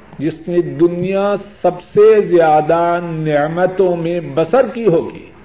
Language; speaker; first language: Urdu; non-native, local second language; Punjabi